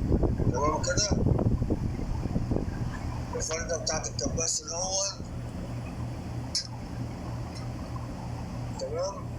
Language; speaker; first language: Arabic; native; Arabic